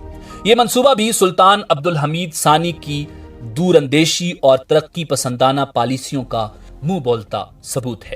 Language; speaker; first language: Urdu; native; Urdu